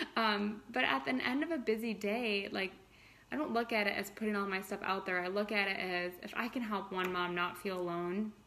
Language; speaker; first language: English; native; English